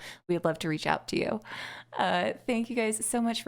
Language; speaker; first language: English; native; English